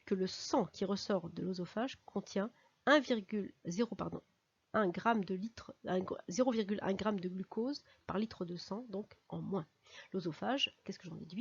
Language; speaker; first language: French; native; French